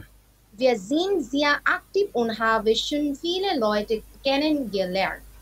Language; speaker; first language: German; non-native, learner; Bangla